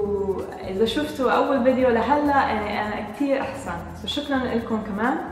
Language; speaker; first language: Arabic; non-native, learner; English